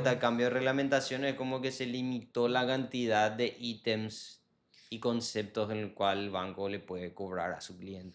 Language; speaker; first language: Spanish; native; Spanish